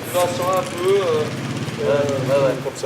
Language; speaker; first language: French; non-native, fluent; German